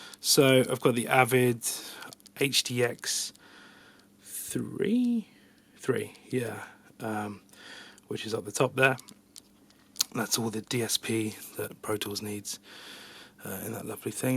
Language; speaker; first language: English; native; English